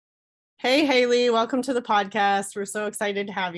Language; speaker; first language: English; native; English